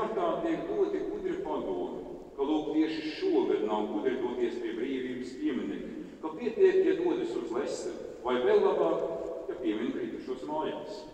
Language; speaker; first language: Latvian; native; Latvian